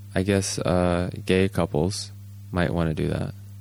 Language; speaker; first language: English; early bilingual, other home language; Japanese